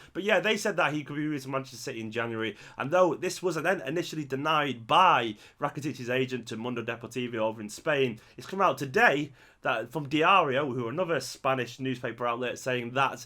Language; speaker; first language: English; native; English